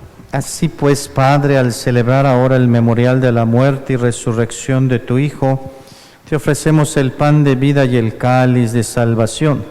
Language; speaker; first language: Spanish; native; Spanish